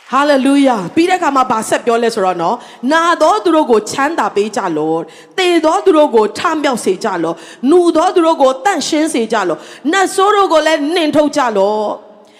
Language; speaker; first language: Burmese; non-native, local second language; Tedim Chin